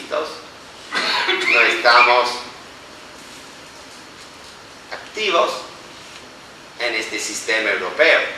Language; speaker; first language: Spanish; non-native, fluent; Italian